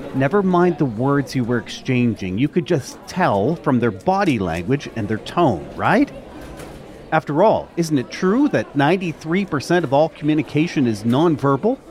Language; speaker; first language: English; native; English